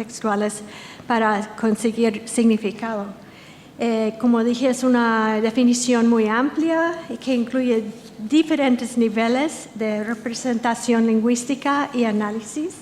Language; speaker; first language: Spanish; non-native, fluent; English